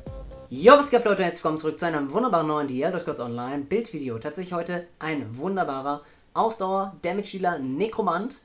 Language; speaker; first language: German; native; German